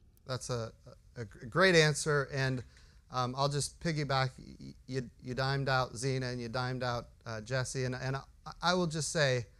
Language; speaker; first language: English; native; English